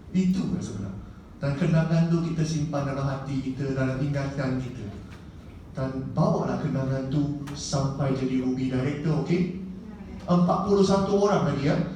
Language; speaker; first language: Malay; non-native, local second language; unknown